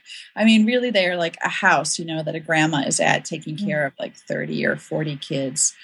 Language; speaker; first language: English; native; English